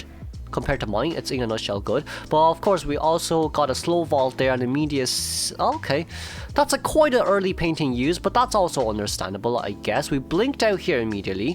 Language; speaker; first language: English; non-native, fluent; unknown